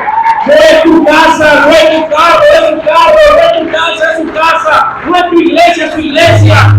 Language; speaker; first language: Spanish; native; Spanish